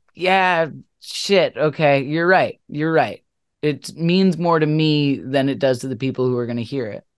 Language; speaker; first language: English; native; English